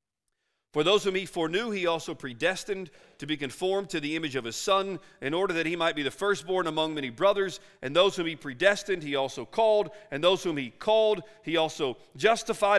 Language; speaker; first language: English; native; English